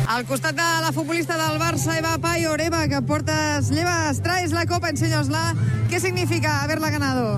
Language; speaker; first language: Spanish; non-native, local second language; Catalan